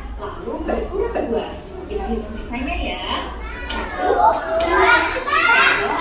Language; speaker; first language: Indonesian; native; Indonesian